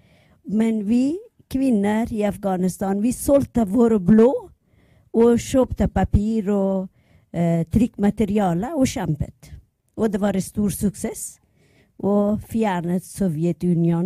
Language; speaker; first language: Norwegian; non-native, learner; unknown